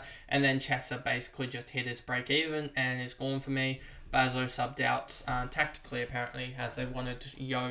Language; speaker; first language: English; native; English